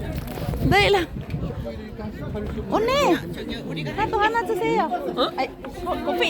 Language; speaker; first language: Korean; non-native, learner; Filipino